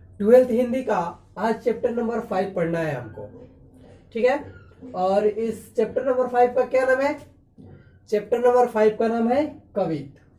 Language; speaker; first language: Hindi; native; Hindi